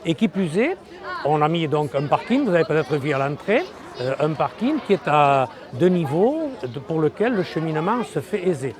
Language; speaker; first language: French; native; French